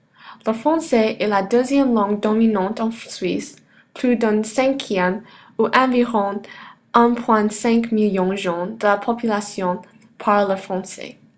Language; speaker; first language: French; non-native, learner; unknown